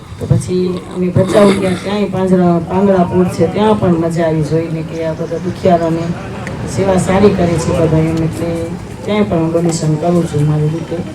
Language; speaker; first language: Gujarati; non-native, local second language; Kachhi